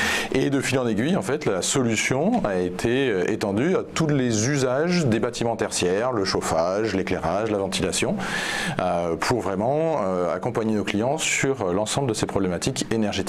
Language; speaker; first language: French; native; French